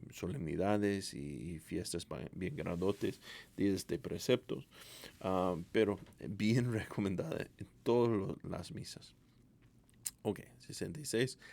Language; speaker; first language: Spanish; non-native, fluent; English